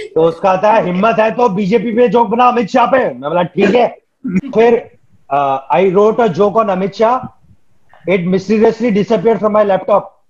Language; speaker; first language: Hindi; native; Hindi